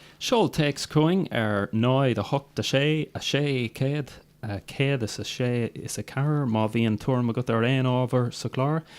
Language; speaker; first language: Irish; non-native, local second language; English